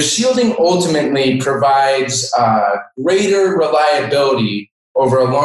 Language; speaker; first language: English; native; English